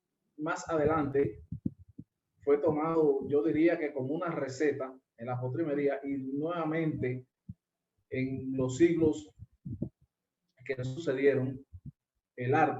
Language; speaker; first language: Spanish; native; Spanish